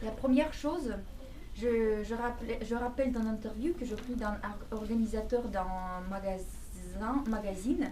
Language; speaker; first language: French; non-native, fluent; Russian